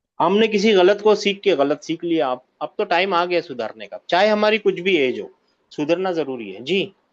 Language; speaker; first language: Hindi; native; Hindi